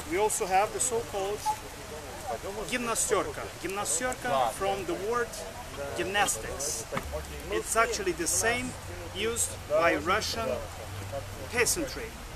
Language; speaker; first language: English; non-native, fluent; Portuguese